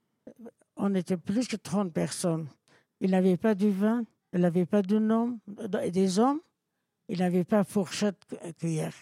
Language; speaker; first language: French; non-native, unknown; Persian